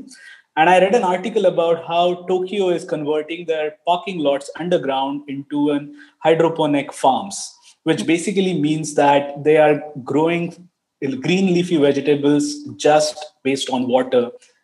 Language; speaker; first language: English; non-native, local second language; Marathi